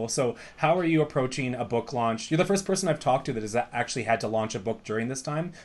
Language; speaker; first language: English; native; English